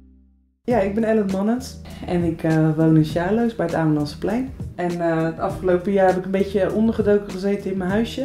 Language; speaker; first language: Dutch; native; Dutch